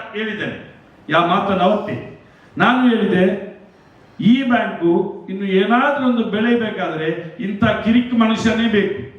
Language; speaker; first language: Kannada; non-native, local second language; Konkani